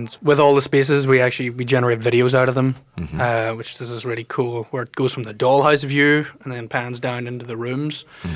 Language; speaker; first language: English; native; English